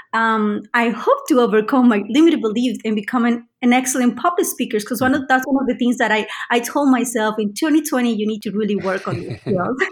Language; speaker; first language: English; non-native, fluent; Spanish